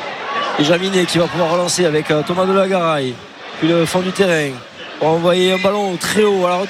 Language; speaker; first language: French; native; French